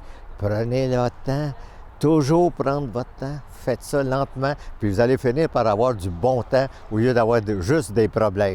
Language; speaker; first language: French; native; French